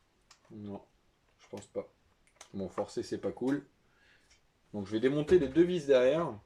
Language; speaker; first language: French; native; French